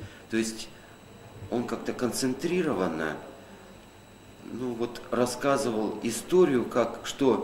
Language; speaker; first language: Russian; native; Russian